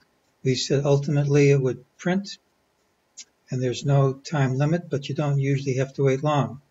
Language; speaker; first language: English; native; English